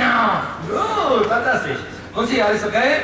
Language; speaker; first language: German; non-native, learner; French